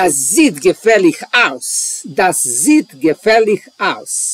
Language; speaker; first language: German; non-native, learner; Serbian